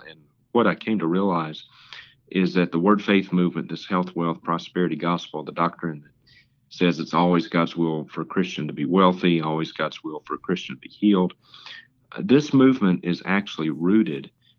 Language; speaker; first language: English; native; English